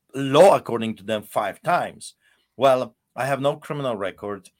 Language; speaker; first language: English; non-native, fluent; Polish